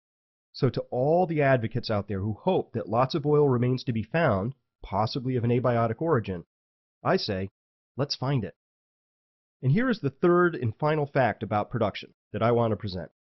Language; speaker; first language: English; native; English